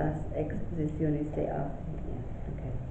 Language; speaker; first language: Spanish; non-native, learner; English